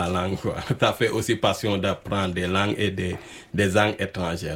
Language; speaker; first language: French; non-native, local second language; Wolof